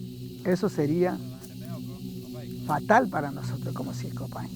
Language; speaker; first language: Spanish; non-native, local second language; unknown